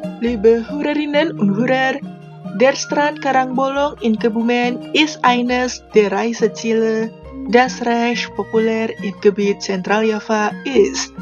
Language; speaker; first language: German; non-native, fluent; Indonesian